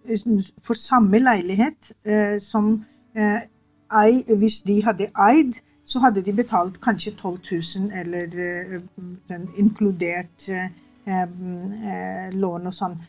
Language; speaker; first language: Norwegian; non-native, fluent; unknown